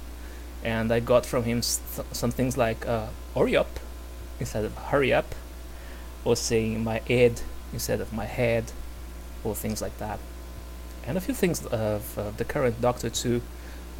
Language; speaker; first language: English; non-native, fluent; Portuguese